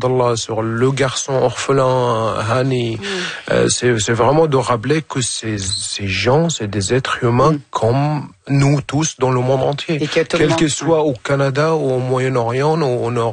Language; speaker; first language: French; non-native, fluent; Arabic